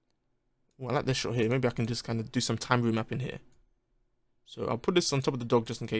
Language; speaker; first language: English; native; English